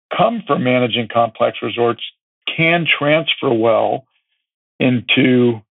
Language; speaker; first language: English; native; English